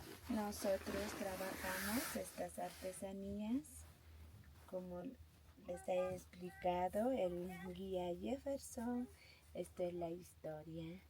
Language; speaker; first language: Spanish; non-native, local second language; Aymara